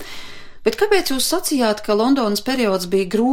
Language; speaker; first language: Latvian; native; Latvian